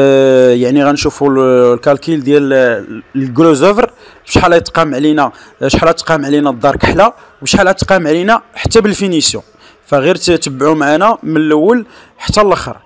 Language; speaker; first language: Arabic; native; Arabic